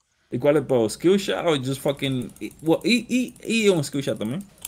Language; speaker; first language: Spanish; early bilingual, heritage; Spanish